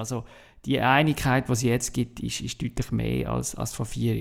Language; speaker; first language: German; native; German